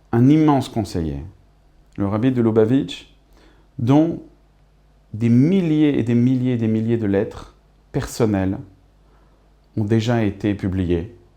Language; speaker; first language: French; native; French